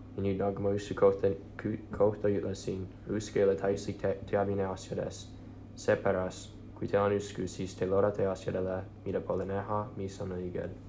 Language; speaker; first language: Estonian; non-native, fluent; English